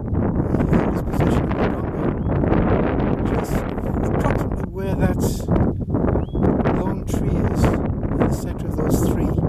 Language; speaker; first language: English; native; English